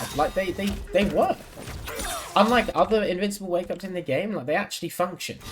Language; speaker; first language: English; native; English